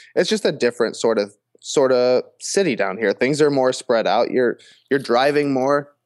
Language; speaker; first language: English; native; English